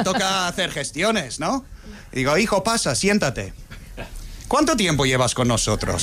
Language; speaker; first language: Spanish; non-native, fluent; English